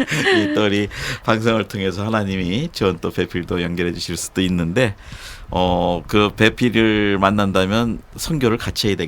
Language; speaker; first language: Korean; native; Korean